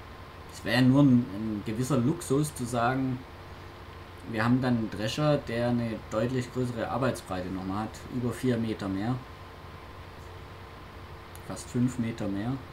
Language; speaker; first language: German; native; German